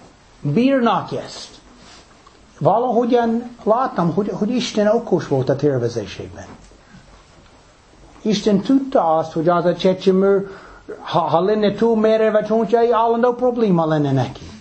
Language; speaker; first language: Hungarian; non-native, fluent; English